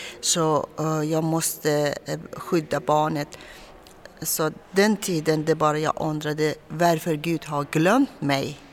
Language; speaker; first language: Swedish; non-native, fluent; Persian